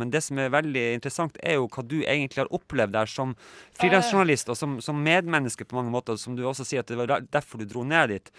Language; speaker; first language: Norwegian; native; Norwegian